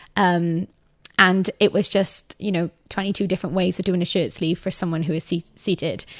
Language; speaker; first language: English; native; English